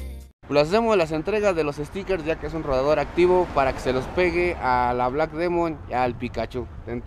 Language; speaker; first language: Spanish; native; Spanish